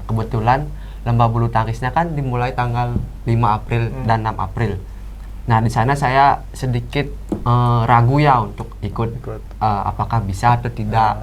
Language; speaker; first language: Indonesian; non-native, local second language; Balinese